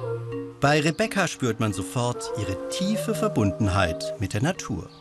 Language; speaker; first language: German; native; German